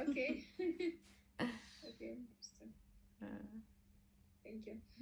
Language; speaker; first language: English; non-native, learner; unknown